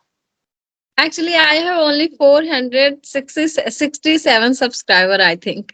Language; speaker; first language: English; non-native, learner; Hindi